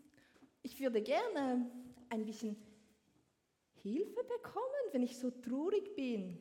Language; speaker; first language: German; non-native, learner; French